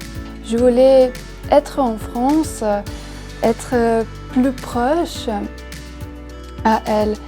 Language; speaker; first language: French; non-native, fluent; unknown